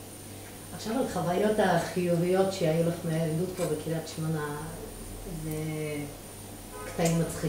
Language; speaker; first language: Hebrew; native; Hebrew